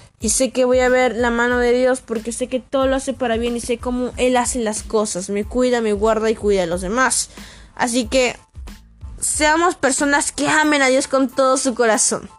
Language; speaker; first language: Spanish; native; Spanish